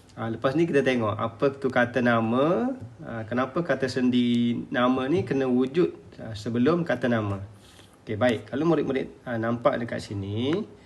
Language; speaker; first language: Malay; native; Malay